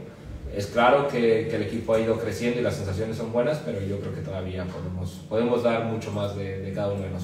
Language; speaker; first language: Spanish; native; Spanish